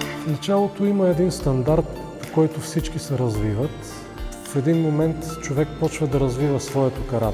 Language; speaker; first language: Bulgarian; native; Bulgarian